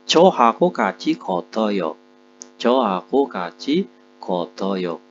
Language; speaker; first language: Korean; non-native, fluent; Indonesian